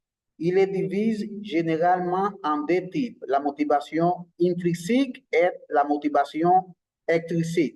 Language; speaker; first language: French; non-native, learner; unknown